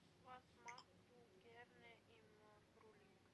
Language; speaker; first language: German; non-native, learner; Macedonian